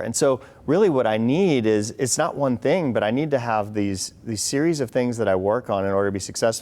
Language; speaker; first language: English; native; English